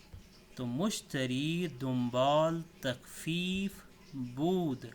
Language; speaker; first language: Persian; non-native, fluent; Urdu